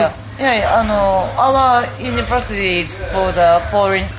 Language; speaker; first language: English; non-native, fluent; Japanese